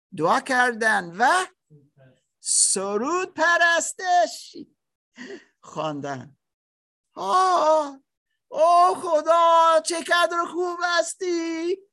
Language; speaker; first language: Persian; non-native, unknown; German